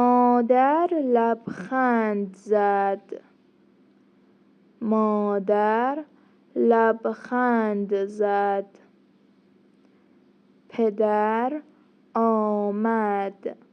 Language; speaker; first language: Persian; non-native, fluent; Turkish